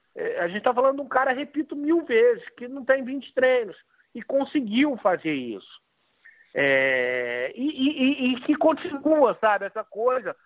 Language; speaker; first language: Portuguese; native; Portuguese